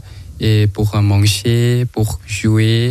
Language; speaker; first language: French; non-native, learner; Thai